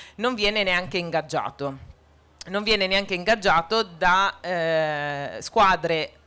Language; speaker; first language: Italian; non-native, fluent; Arabic